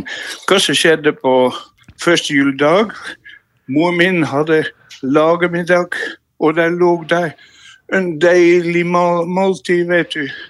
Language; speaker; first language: Norwegian; non-native, fluent; Dutch